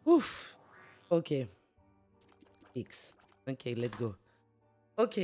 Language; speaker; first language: English; non-native, learner; French